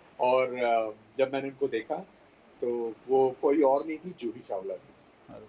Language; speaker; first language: Hindi; native; Hindi